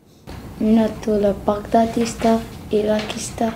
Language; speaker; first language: Finnish; non-native, learner; Arabic